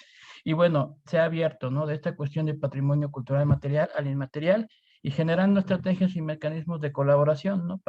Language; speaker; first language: Spanish; native; Spanish